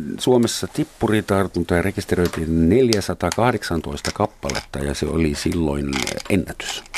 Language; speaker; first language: Finnish; non-native, fluent; Russian